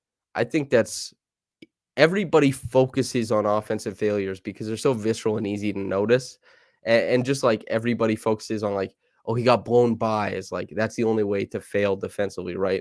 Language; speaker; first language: English; native; English